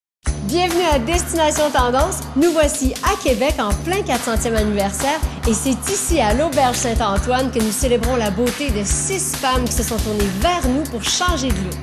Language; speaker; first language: French; native; French